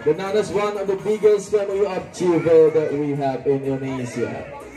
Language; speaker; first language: English; non-native, fluent; Indonesian